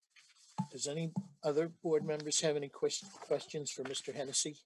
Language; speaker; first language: English; native; English